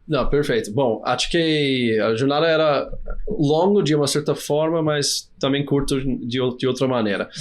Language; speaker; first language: Portuguese; non-native, fluent; English